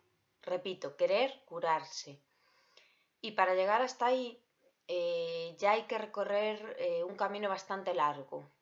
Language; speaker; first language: Spanish; native; Spanish